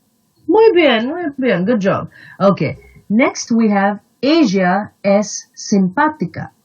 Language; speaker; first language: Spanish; non-native, fluent; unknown